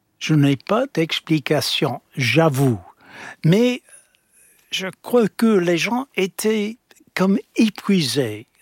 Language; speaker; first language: French; non-native, fluent; English